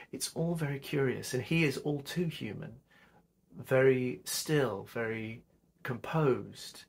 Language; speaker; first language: English; native; English